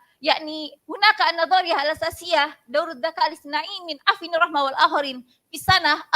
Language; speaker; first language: Arabic; non-native, learner; Indonesian